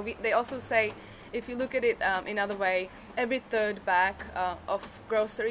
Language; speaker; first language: English; non-native, fluent; Czech